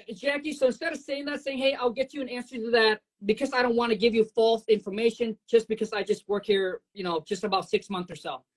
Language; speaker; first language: English; non-native, fluent; Vietnamese